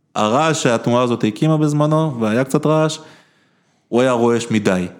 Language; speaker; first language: Hebrew; early bilingual, other home language; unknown